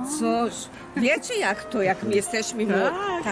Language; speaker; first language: Polish; early bilingual, heritage; Hebrew